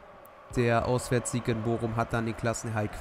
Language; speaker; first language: German; native; German